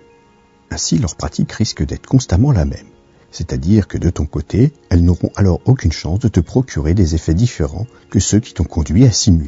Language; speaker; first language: French; native; French